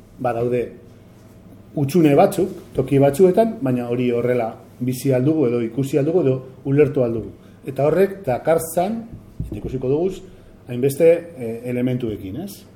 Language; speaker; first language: Basque; native; Basque